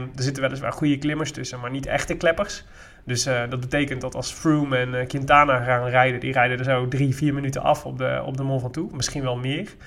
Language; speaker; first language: Dutch; native; Dutch